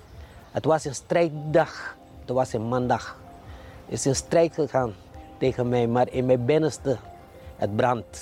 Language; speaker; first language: Dutch; non-native, local second language; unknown